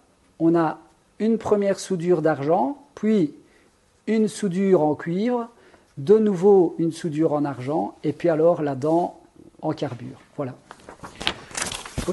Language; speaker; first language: French; native; French